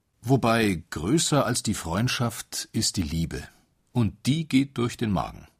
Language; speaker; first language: German; native; German